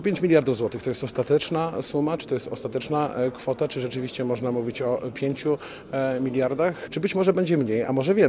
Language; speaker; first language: Polish; native; Polish